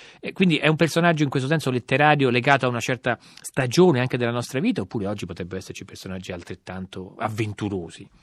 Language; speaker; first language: Italian; native; Italian